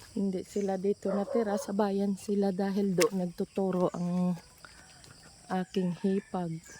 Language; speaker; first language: Filipino; non-native, local second language; Hiligaynon